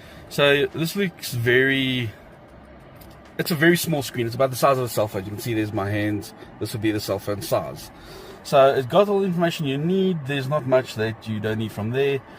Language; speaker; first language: English; native; English